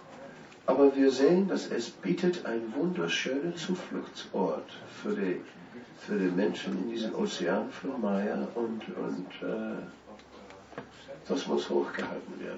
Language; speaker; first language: German; non-native, fluent; Dutch